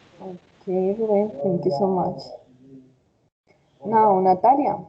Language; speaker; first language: English; non-native, fluent; Spanish